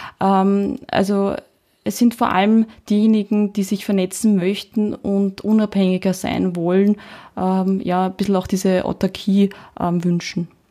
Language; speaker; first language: German; early bilingual, heritage; Czech